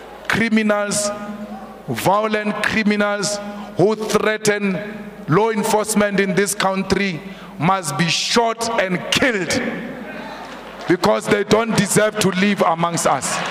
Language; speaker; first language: English; non-native, local second language; Northern Sotho